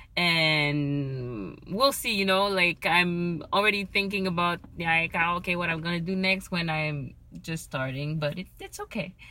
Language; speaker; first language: English; non-native, fluent; French